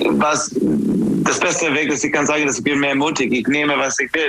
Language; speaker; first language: German; non-native, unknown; English